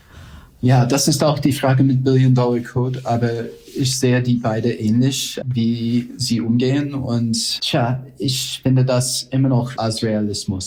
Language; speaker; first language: German; non-native, fluent; English